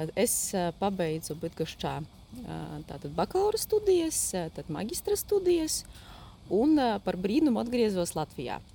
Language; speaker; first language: Latvian; non-native, local second language; Polish